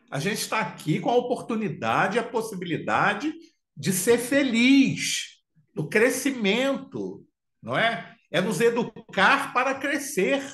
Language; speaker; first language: Portuguese; native; Portuguese